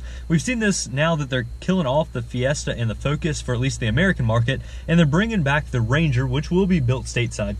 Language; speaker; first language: English; native; English